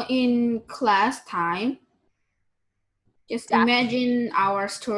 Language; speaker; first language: English; non-native, learner; Korean